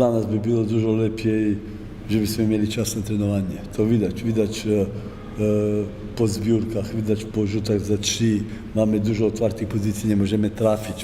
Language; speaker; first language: Polish; non-native, fluent; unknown